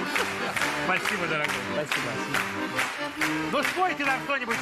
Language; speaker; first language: Russian; native; Russian